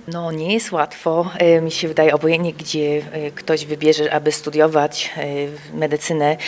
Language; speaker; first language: Polish; early bilingual, heritage; Polish